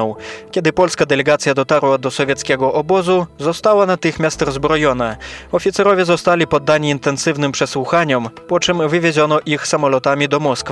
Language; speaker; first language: Polish; native; Polish